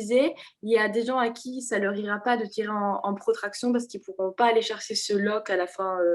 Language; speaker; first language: French; native; French